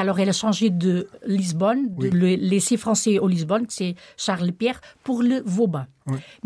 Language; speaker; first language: French; non-native, local second language; Portuguese